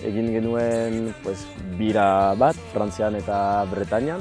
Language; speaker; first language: Basque; non-native, local second language; French